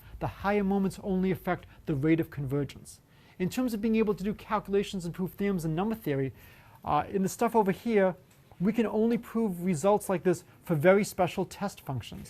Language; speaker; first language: English; native; English